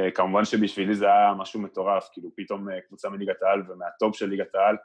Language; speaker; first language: Hebrew; early bilingual, other home language; Spanish